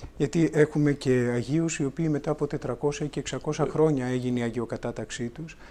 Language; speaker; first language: Greek; native; Greek